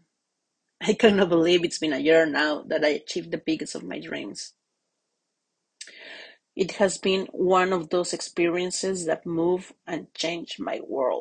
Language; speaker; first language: English; non-native, fluent; Spanish